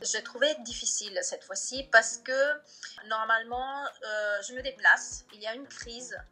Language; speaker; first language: French; non-native, fluent; Italian